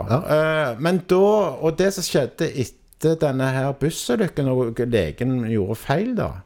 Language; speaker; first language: Norwegian; native; Norwegian